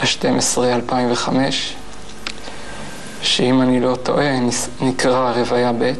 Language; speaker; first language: Hebrew; native; Hebrew